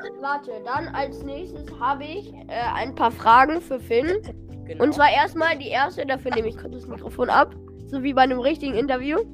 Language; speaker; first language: German; native; German